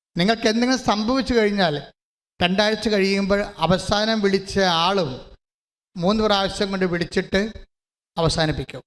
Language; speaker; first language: Malayalam; native; Malayalam